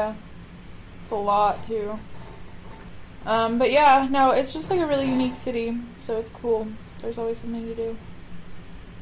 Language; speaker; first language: English; native; English